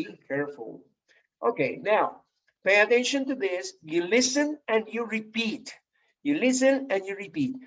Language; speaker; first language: English; non-native, fluent; Spanish